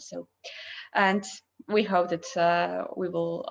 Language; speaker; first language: English; non-native, fluent; Polish